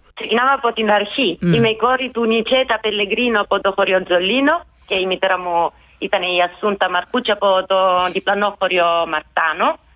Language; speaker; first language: Greek; non-native, fluent; Italian